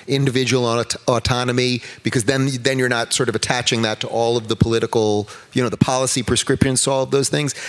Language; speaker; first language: English; native; English